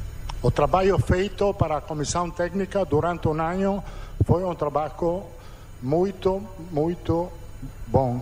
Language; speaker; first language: Portuguese; non-native, fluent; Italian